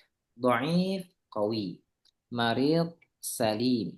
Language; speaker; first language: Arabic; non-native, fluent; Indonesian